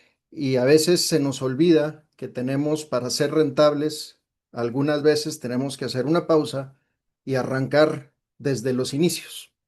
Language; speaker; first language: Spanish; native; Spanish